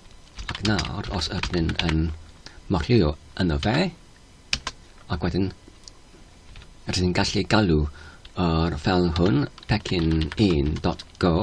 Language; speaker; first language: Welsh; non-native, fluent; English